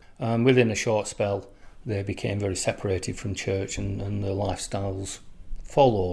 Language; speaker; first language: English; native; English